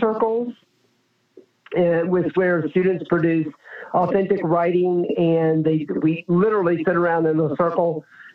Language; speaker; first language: English; native; English